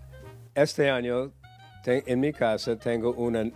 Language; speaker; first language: Spanish; non-native, learner; English